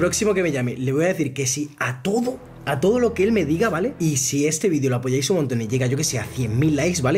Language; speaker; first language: Spanish; native; Spanish